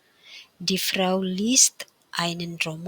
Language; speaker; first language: German; non-native, fluent; Indonesian